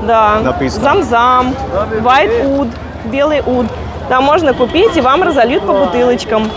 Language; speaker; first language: Russian; native; Russian